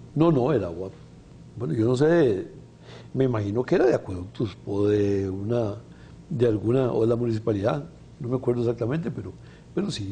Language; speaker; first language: Spanish; native; Spanish